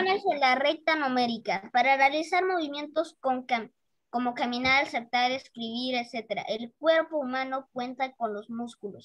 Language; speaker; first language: Spanish; native; Spanish